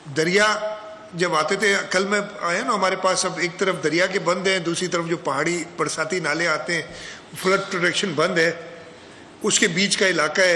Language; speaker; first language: Urdu; non-native, local second language; Sindhi